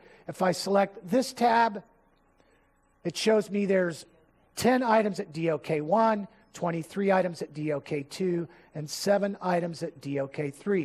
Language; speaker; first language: English; native; English